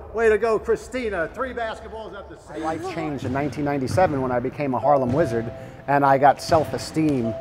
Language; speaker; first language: English; native; English